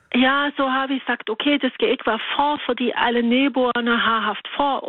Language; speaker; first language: Danish; non-native, learner; German